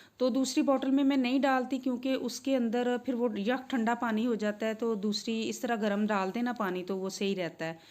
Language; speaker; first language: Urdu; non-native, local second language; Punjabi